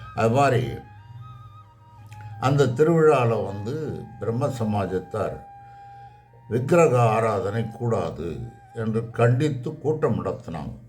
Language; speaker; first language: Tamil; native; Tamil